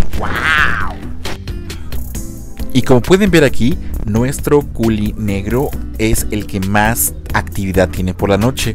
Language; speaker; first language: Spanish; native; Spanish